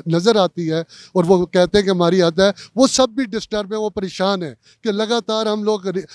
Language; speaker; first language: Urdu; non-native, local second language; Punjabi